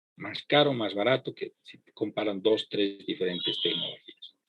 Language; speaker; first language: Spanish; native; Spanish